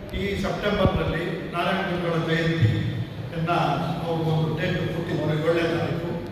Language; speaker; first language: Kannada; native; Kannada